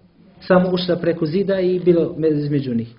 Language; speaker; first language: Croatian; non-native, learner; Arabic